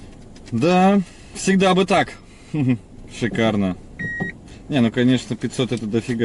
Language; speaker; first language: Russian; native; Russian